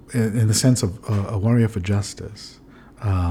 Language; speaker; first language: English; native; English